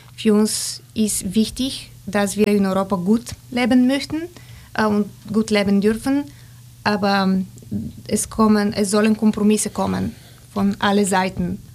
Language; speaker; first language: German; non-native, fluent; Bulgarian